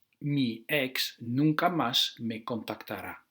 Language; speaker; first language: Spanish; non-native, fluent; Dutch